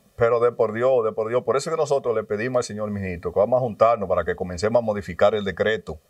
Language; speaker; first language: Spanish; native; Spanish